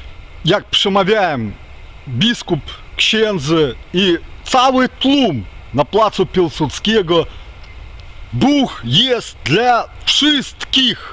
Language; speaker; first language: Polish; non-native, fluent; Ukrainian